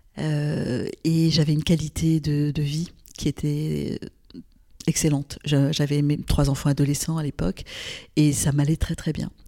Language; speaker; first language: French; non-native, local second language; Arabic